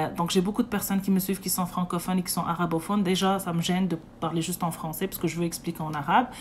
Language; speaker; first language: French; non-native, local second language; Arabic